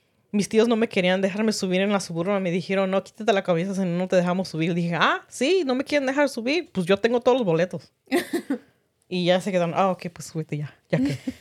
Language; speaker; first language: Spanish; early bilingual, heritage; Spanish